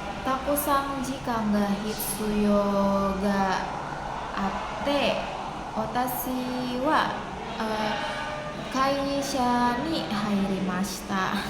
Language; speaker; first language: Japanese; non-native, learner; Indonesian